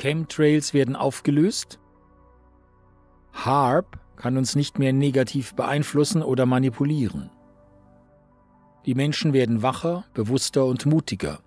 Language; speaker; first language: German; native; German